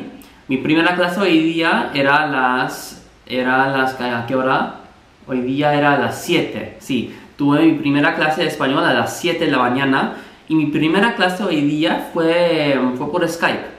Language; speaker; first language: Spanish; non-native, fluent; English